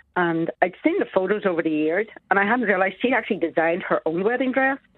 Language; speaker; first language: English; native; English